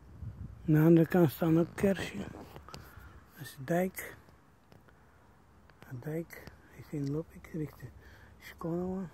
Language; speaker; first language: Dutch; non-native, learner; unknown